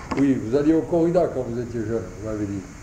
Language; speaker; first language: French; native; French